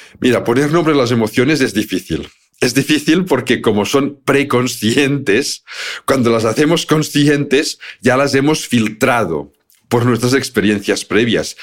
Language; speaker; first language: Spanish; native; Spanish